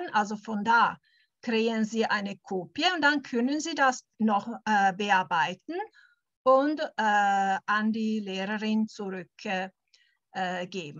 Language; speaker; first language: German; early bilingual, heritage; German